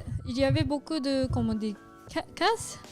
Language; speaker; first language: French; non-native, learner; Japanese